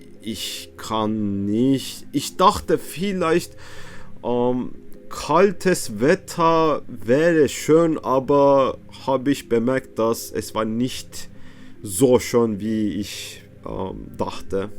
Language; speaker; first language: German; non-native, learner; Turkish